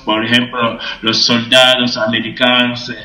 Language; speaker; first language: Spanish; non-native, fluent; Japanese